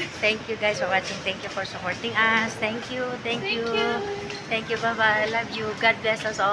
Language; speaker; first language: English; non-native, local second language; Filipino